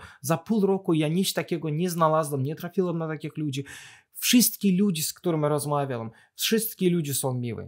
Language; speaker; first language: Polish; non-native, fluent; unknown